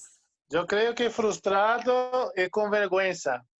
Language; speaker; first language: Spanish; non-native, fluent; Portuguese